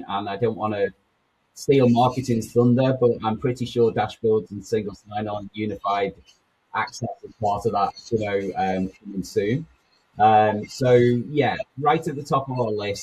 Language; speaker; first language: English; native; English